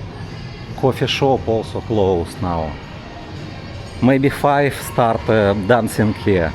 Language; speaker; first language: English; non-native, learner; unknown